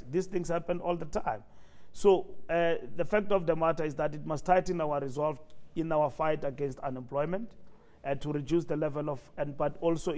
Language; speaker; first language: English; non-native, local second language; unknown